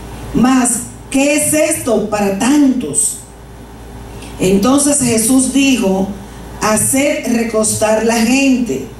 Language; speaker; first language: Spanish; native; Spanish